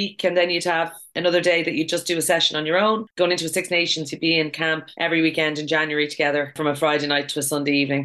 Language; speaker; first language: English; native; English